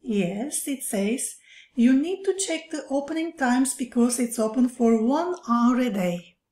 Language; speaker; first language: English; non-native, fluent; Turkish